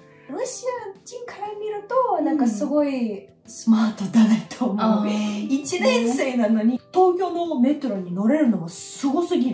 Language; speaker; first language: Japanese; non-native, fluent; Russian